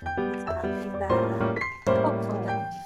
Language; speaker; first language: Korean; non-native, learner; Filipino